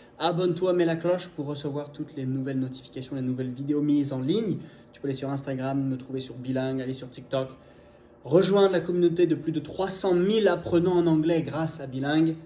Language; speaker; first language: French; native; French